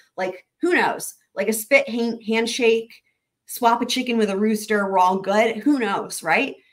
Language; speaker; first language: English; native; English